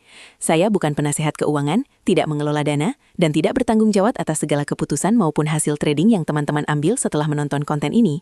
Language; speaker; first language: Indonesian; native; Indonesian